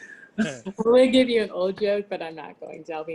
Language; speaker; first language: English; native; English